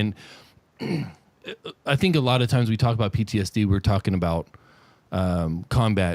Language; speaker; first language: English; native; English